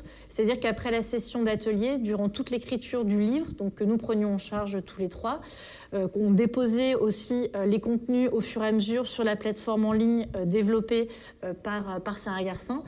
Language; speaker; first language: French; native; French